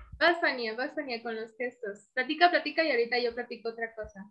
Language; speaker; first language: Spanish; native; Spanish